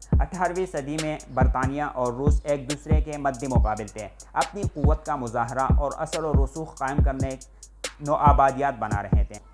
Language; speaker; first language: Urdu; non-native, local second language; Pashto